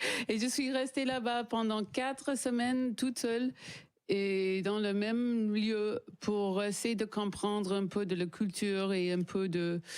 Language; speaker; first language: French; non-native, learner; English